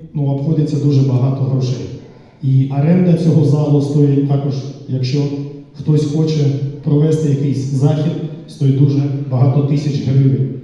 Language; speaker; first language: Ukrainian; non-native, local second language; Russian